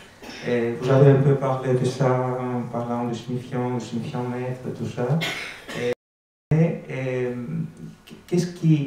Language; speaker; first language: French; non-native, fluent; Greek